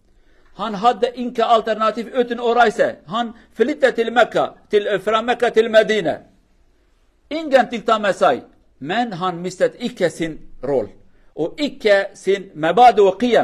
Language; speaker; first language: Swedish; non-native, learner; Kurdish